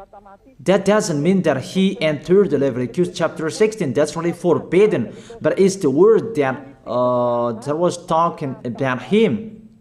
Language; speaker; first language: English; non-native, fluent; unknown